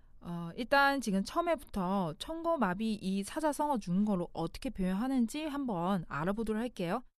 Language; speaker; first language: Korean; non-native, fluent; Chinese